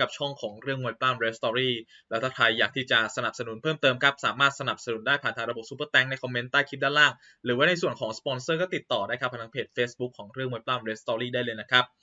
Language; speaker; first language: Thai; native; Thai